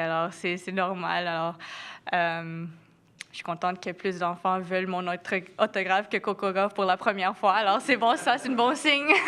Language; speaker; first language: French; non-native, local second language; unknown